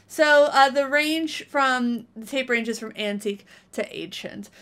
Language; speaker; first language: English; native; English